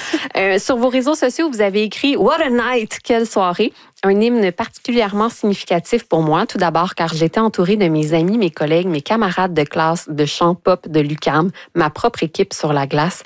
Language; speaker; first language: French; native; French